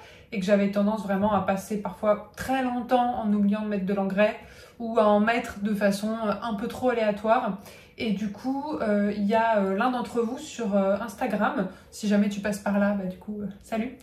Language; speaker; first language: French; native; French